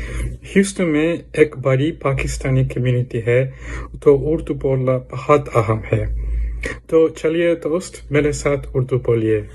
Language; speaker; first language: Hindi; non-native, learner; Spanish